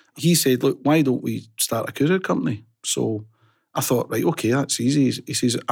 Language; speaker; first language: English; native; English